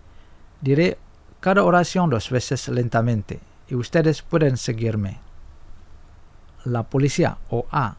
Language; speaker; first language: Spanish; non-native, fluent; Indonesian